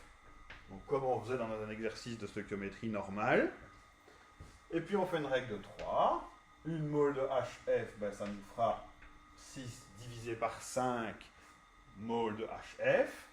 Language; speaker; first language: French; native; French